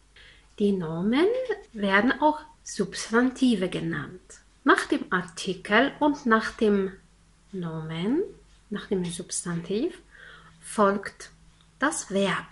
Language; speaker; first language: German; non-native, fluent; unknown